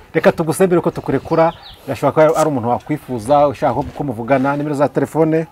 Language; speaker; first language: Kinyarwanda; native; Kinyarwanda